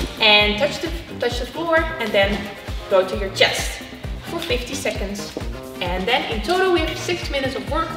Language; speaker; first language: English; non-native, fluent; Dutch